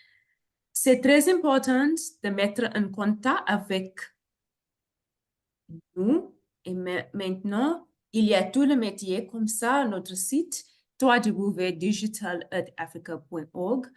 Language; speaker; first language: French; non-native, fluent; English